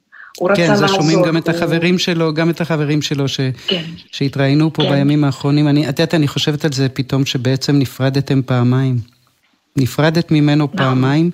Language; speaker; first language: Hebrew; native; Hebrew